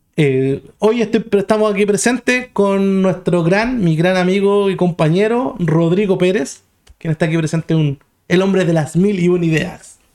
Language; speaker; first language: Spanish; native; Spanish